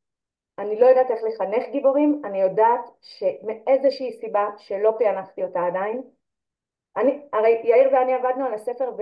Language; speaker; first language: Hebrew; native; Hebrew